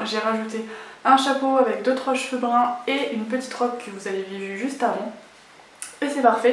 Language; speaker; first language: French; native; French